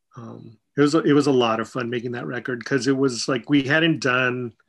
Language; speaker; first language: English; native; English